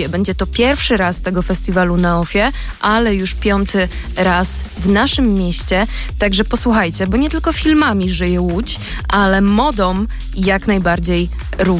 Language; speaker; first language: Polish; native; Polish